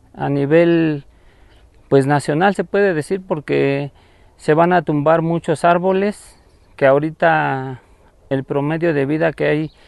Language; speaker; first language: Spanish; native; Spanish